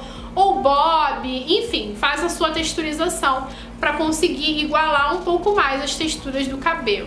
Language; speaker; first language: Portuguese; native; Portuguese